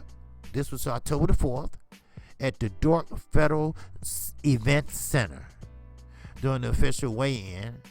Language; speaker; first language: English; native; English